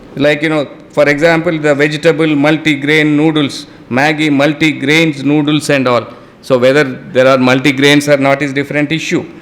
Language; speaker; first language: English; non-native, local second language; Telugu